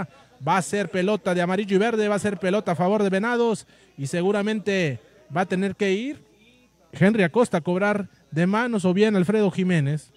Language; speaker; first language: Spanish; native; Spanish